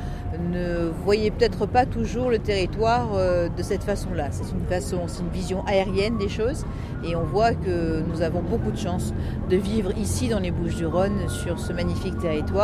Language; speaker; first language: French; native; French